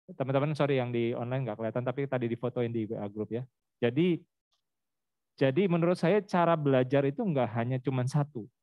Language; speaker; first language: Indonesian; native; Indonesian